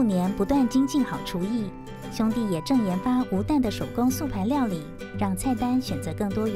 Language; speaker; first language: Chinese; native; Chinese